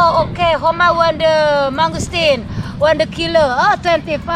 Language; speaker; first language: English; non-native, learner; Sasak